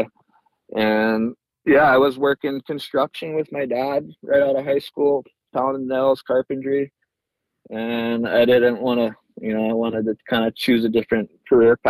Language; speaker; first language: English; native; English